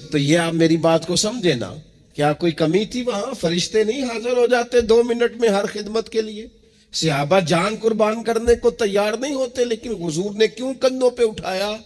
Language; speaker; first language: Urdu; non-native, local second language; Punjabi